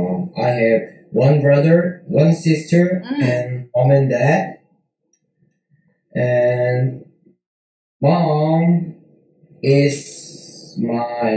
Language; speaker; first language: English; non-native, learner; Korean